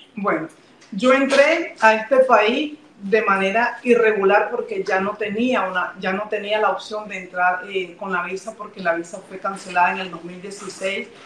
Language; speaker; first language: Spanish; native; Spanish